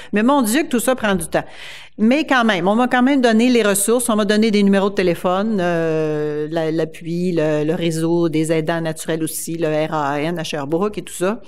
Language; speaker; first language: French; native; French